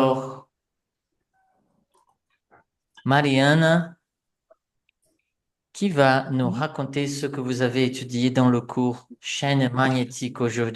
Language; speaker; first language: French; non-native, fluent; Portuguese